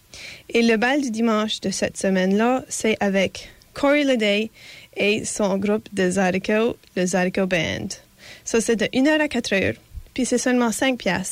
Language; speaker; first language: French; native; French